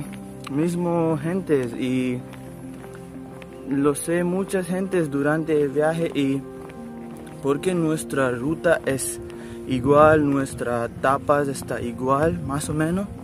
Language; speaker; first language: Spanish; non-native, learner; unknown